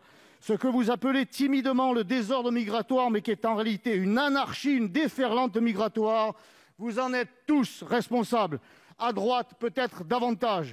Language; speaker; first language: French; native; French